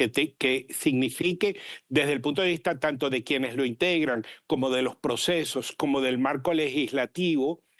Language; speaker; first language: Spanish; native; Spanish